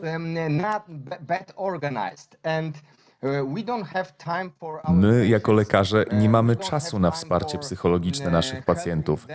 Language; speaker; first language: Polish; native; Polish